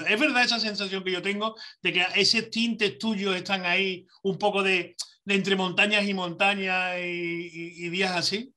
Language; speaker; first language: Spanish; native; Spanish